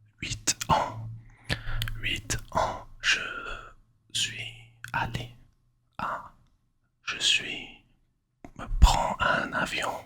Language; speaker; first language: French; non-native, learner; English